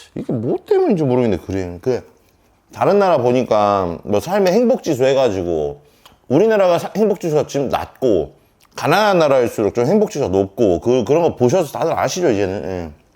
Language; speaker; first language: Korean; native; Korean